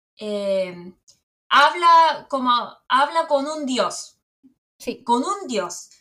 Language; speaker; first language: Spanish; non-native, fluent; Korean